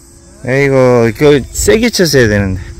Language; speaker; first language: Korean; native; Korean